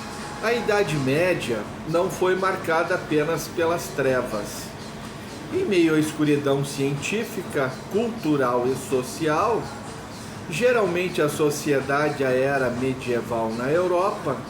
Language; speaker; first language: Portuguese; native; Portuguese